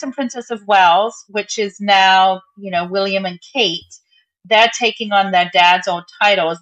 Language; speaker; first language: English; native; English